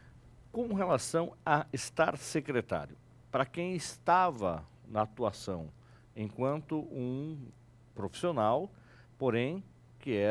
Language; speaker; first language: Portuguese; native; Portuguese